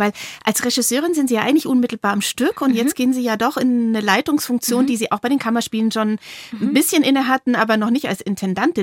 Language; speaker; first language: German; native; German